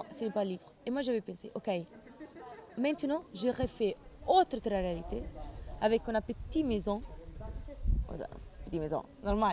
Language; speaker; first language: French; non-native, learner; Italian